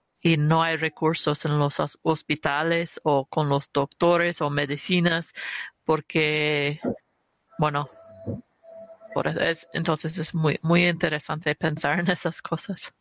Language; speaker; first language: Spanish; early bilingual, heritage; Spanish